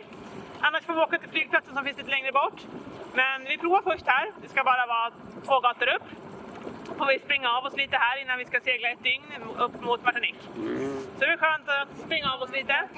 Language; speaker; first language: Swedish; native; Swedish